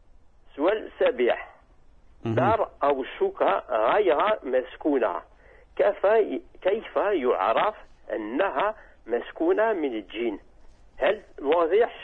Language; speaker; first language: Arabic; non-native, learner; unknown